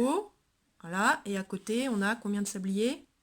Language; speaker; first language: French; native; French